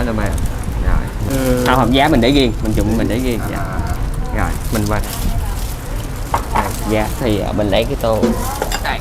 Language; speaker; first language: Vietnamese; native; Vietnamese